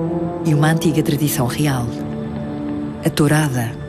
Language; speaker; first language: Portuguese; native; Portuguese